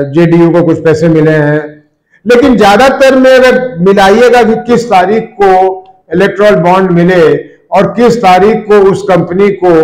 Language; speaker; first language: Hindi; native; Hindi